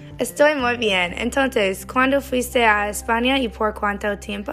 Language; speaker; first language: Spanish; non-native, learner; English